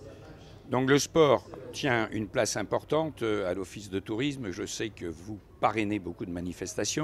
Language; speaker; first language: French; native; French